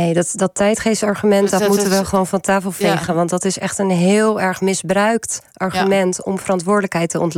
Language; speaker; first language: Dutch; native; Dutch